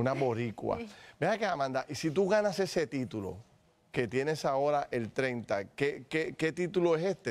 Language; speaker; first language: Spanish; native; Spanish